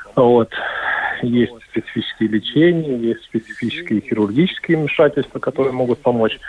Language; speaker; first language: Russian; non-native, local second language; Latvian